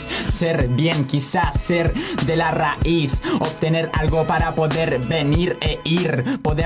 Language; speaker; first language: Spanish; native; Spanish